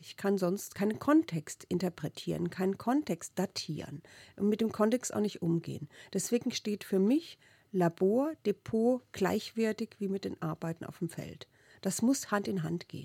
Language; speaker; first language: German; native; German